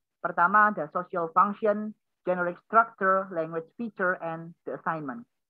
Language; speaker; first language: English; non-native, learner; Indonesian